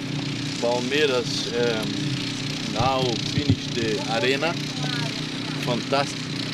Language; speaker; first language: English; non-native, learner; Portuguese